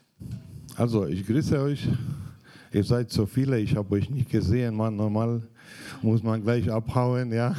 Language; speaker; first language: German; non-native, fluent; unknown